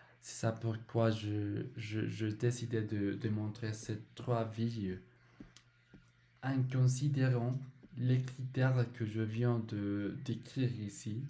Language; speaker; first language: French; non-native, learner; Spanish